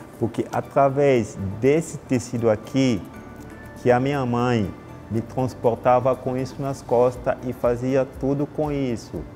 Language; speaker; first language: Portuguese; non-native, fluent; Lingala